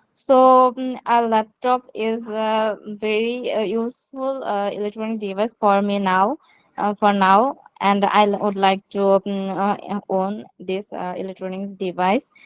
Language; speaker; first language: English; non-native, learner; Bangla